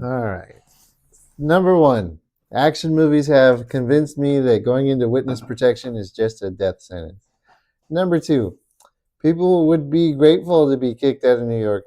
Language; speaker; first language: English; native; English